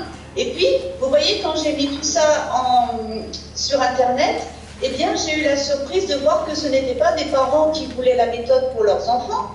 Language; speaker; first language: French; native; French